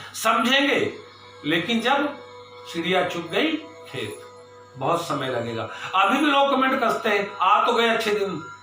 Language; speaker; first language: Hindi; native; Hindi